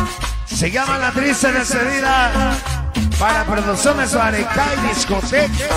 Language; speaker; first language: Spanish; native; Spanish